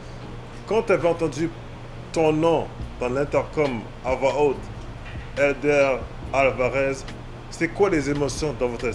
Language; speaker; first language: French; native; French